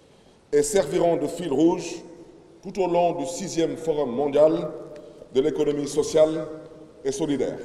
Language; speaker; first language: French; non-native, local second language; Wolof